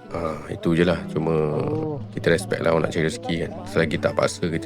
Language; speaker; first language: Malay; native; Malay